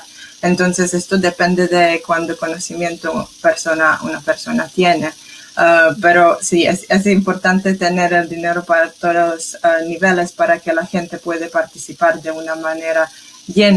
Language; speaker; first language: Spanish; non-native, fluent; English